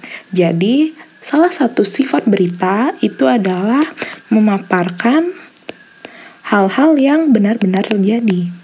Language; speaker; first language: Indonesian; native; Indonesian